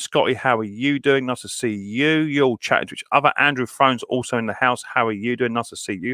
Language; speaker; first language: English; native; English